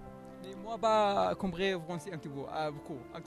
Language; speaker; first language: French; non-native, learner; Arabic